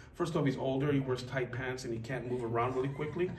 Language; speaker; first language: English; native; English